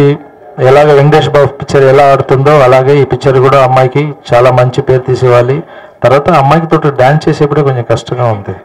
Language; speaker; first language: Telugu; non-native, fluent; Tamil